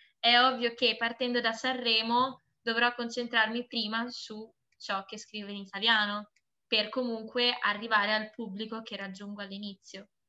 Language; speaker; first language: Italian; native; Italian